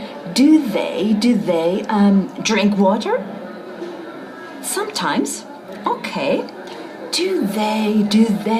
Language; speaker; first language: English; non-native, fluent; Spanish